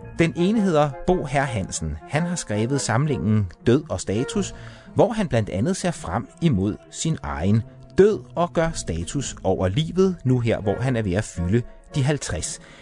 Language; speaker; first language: Danish; native; Danish